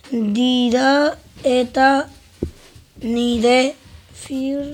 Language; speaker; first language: Basque; non-native, learner; Spanish